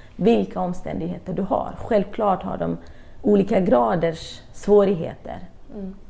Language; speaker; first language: Swedish; non-native, fluent; Arabic